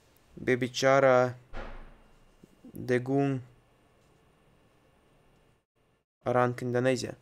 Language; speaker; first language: Indonesian; non-native, learner; Russian